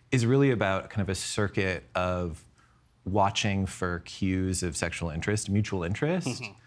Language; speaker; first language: English; native; English